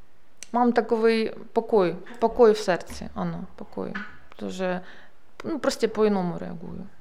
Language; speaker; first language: Czech; non-native, learner; Ukrainian